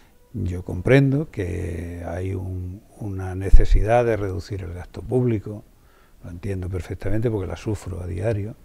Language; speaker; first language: Spanish; native; Spanish